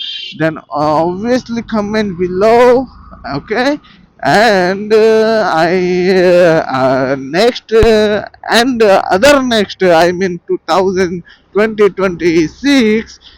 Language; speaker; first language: English; non-native, local second language; Bangla